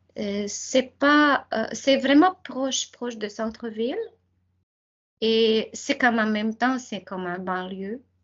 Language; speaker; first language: French; non-native, fluent; Ukrainian